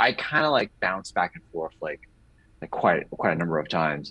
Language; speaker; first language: English; native; English